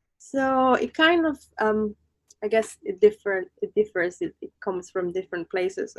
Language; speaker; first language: English; non-native, fluent; Spanish